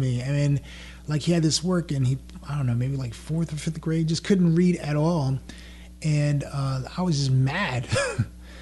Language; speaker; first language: English; early bilingual, other home language; French